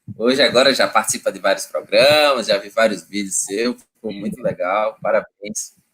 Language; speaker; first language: Portuguese; native; Portuguese